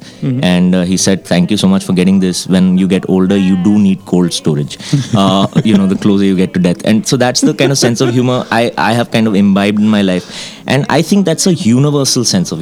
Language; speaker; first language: English; non-native, local second language; Hindi